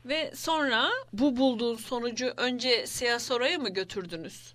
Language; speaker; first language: Turkish; native; Turkish